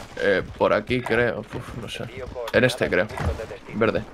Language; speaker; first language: Spanish; native; Spanish